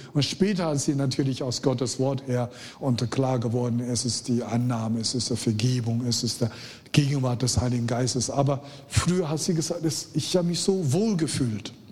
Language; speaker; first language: German; non-native, fluent; Chinese